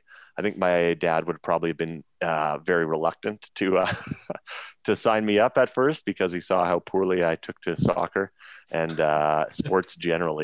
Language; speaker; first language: English; native; English